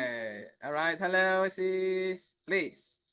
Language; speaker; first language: English; non-native, fluent; Indonesian